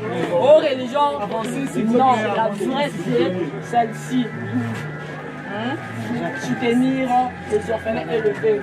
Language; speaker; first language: French; non-native, local second language; Lingala